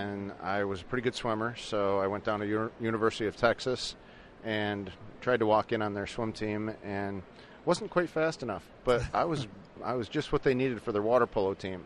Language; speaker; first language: English; native; English